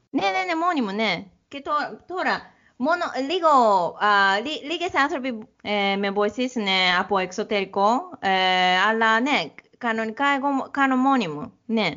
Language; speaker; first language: Greek; non-native, learner; Japanese